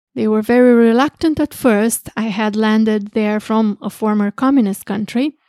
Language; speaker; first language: English; non-native, fluent; Romanian